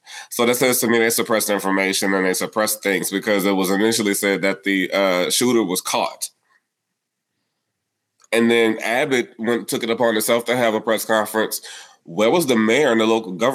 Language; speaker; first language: English; native; English